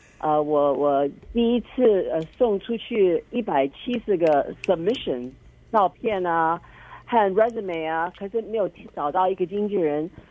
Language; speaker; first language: Chinese; early bilingual, heritage; Chinese